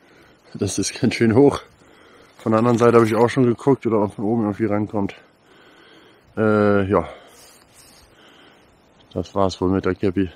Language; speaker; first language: German; native; German